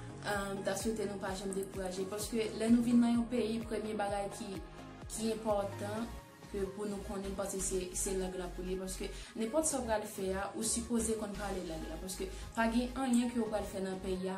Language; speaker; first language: French; non-native, local second language; Haitian Creole